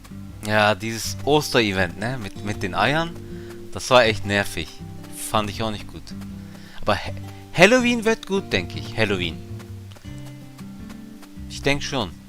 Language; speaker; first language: German; non-native, fluent; Japanese